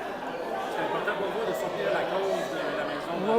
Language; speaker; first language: French; native; French